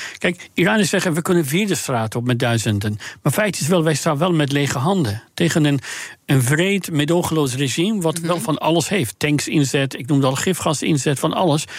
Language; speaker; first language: Dutch; non-native, fluent; Persian